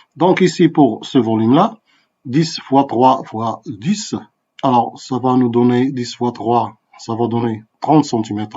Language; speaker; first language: French; non-native, local second language; Arabic